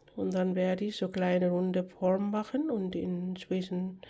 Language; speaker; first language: German; non-native, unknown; Bangla